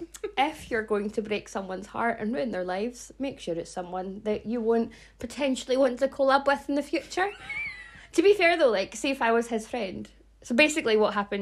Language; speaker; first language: English; native; English